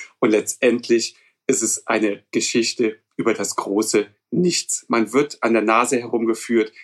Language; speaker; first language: German; native; German